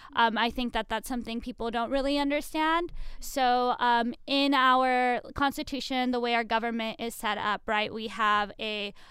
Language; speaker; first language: English; native; English